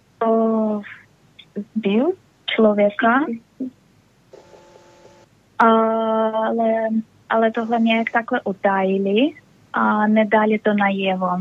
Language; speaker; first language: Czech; non-native, learner; Russian